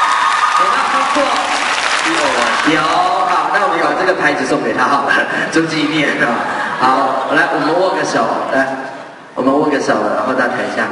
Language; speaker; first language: Chinese; native; Chinese